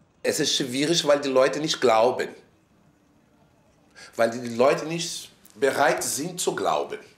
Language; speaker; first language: German; non-native, fluent; Portuguese